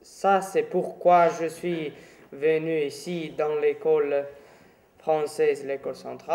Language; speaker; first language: French; non-native, fluent; Romanian